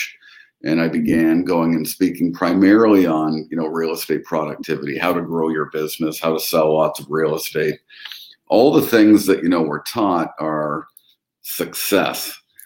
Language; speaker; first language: English; native; English